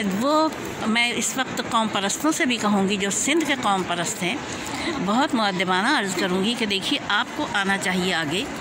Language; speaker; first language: Urdu; native; Urdu